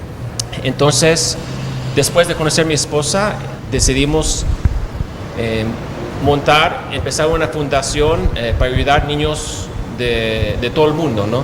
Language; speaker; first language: Spanish; non-native, fluent; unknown